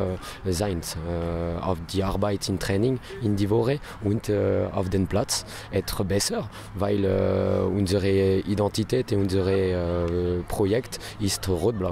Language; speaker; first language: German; non-native, learner; French